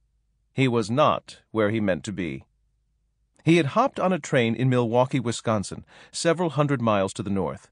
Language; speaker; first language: English; native; English